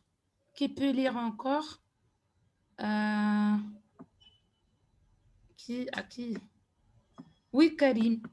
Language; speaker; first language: French; non-native, fluent; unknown